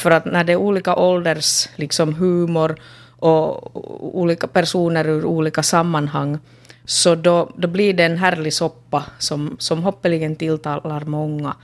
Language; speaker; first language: Swedish; native; Swedish